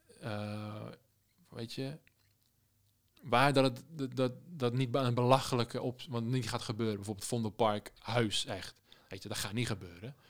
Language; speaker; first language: Dutch; native; Dutch